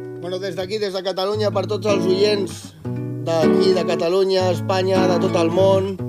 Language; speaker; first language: Catalan; non-native, local second language; Spanish